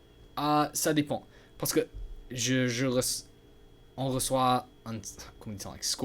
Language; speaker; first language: French; non-native, learner; English